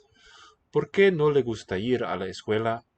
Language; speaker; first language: Spanish; non-native, learner; English